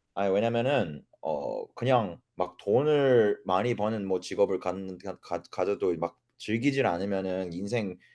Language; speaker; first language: Korean; early bilingual, other home language; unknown